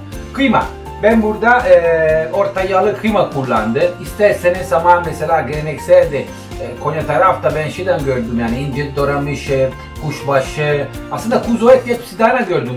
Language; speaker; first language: Turkish; non-native, fluent; Italian